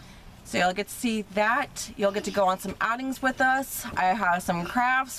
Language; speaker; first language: English; native; English